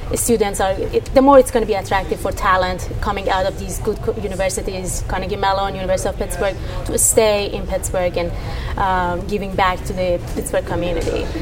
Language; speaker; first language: English; non-native, fluent; Persian